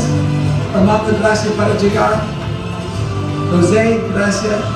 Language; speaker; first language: Spanish; non-native, fluent; English